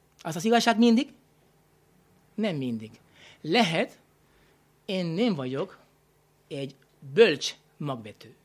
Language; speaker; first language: Hungarian; non-native, learner; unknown